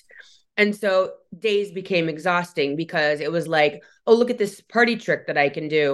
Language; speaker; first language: English; native; English